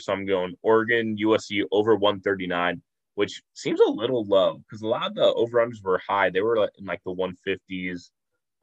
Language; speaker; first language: English; native; English